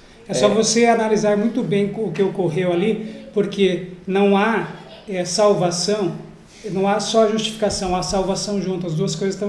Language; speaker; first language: Portuguese; native; Portuguese